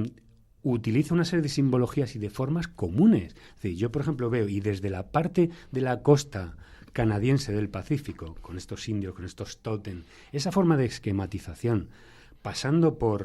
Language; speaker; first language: Spanish; native; Spanish